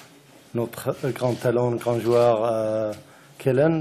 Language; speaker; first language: French; non-native, learner; Arabic